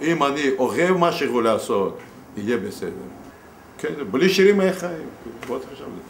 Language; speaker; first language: Hebrew; non-native, learner; Russian